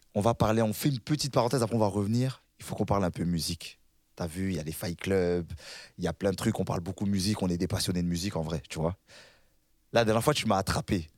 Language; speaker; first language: French; native; French